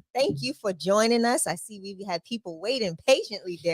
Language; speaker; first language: English; native; English